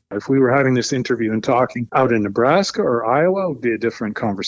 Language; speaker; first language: English; native; English